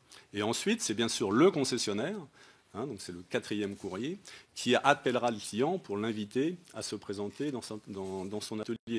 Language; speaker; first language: French; native; French